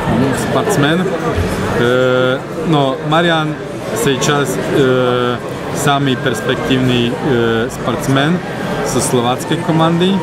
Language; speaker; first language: Russian; non-native, learner; Slovak